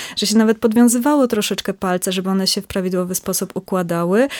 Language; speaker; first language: Polish; native; Polish